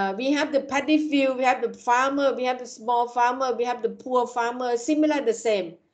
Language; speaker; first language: English; non-native, fluent; Thai